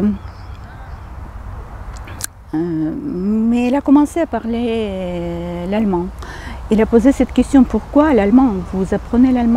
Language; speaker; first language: French; non-native, fluent; Ukrainian